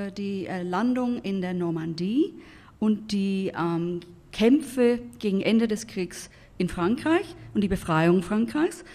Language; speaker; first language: German; non-native, fluent; English